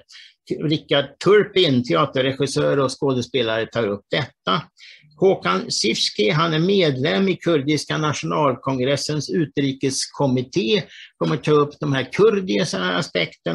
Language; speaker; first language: Swedish; native; Swedish